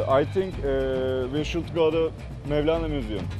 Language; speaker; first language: English; non-native, learner; Turkish